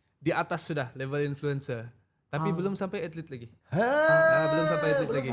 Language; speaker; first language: Malay; native; Malay